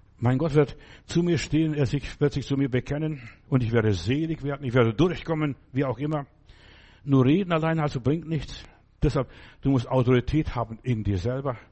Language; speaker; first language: German; non-native, fluent; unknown